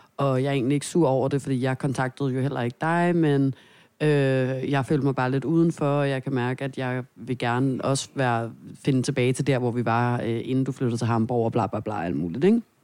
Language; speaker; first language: Danish; native; Danish